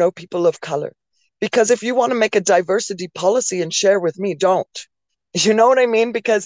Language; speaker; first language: English; native; English